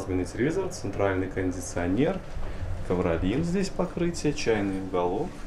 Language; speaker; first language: Russian; native; Russian